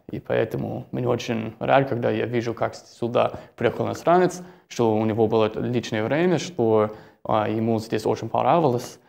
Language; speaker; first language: Russian; non-native, fluent; English